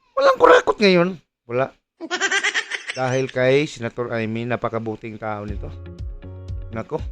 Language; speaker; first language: Filipino; non-native, local second language; Cebuano